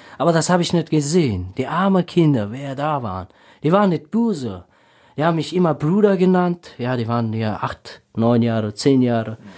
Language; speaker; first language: German; non-native, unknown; Tajik